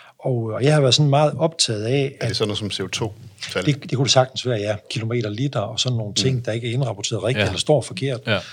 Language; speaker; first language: Danish; native; Danish